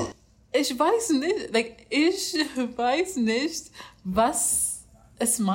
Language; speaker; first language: German; non-native, learner; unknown